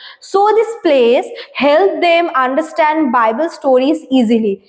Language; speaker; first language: English; non-native, local second language; Bangla